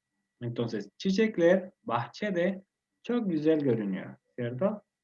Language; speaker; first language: Turkish; non-native, learner; Spanish